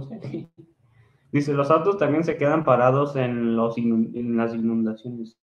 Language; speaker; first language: Spanish; native; Spanish